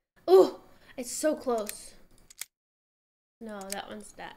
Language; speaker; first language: English; native; English